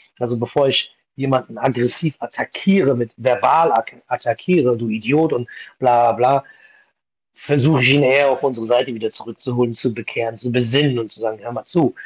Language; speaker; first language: German; early bilingual, other home language; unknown